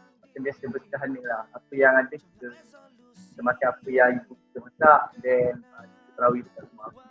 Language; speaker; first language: Malay; native; Malay